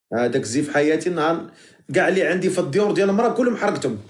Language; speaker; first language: Arabic; native; Arabic